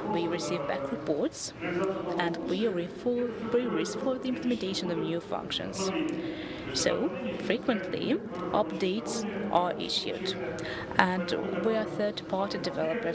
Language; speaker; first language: English; non-native, fluent; Russian